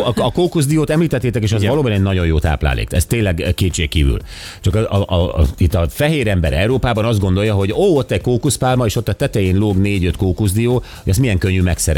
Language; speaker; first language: Hungarian; native; Hungarian